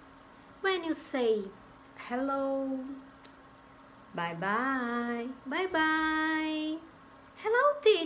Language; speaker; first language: English; non-native, fluent; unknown